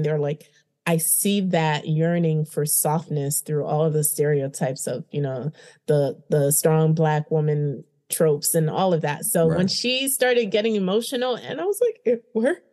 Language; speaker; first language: English; early bilingual, other home language; Haitian Creole